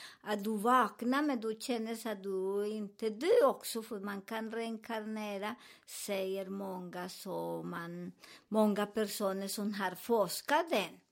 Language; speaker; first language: Swedish; non-native, learner; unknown